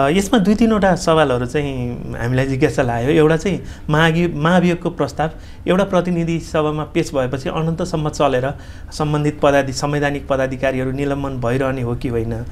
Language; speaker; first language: Nepali; native; Nepali